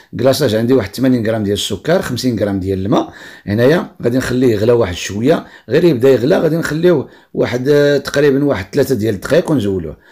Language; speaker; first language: Arabic; native; Arabic